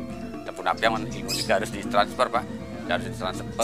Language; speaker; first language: Indonesian; non-native, local second language; Balinese